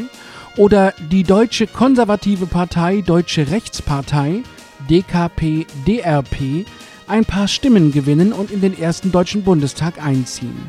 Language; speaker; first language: German; native; German